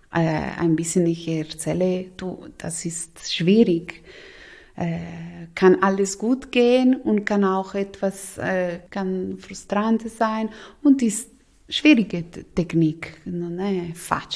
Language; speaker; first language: German; non-native, local second language; Italian